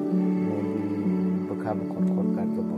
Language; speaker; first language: Hindi; non-native, local second language; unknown